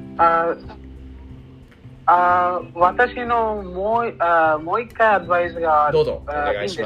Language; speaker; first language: Japanese; non-native, learner; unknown